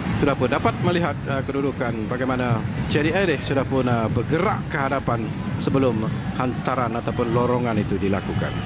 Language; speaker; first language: Malay; native; Malay